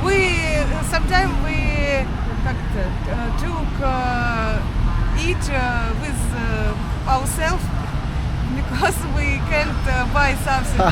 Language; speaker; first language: English; non-native, learner; Russian